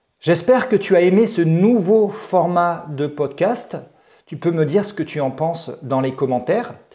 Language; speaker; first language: French; native; French